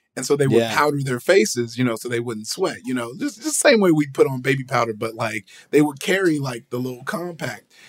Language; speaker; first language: English; early bilingual, other home language; Yoruba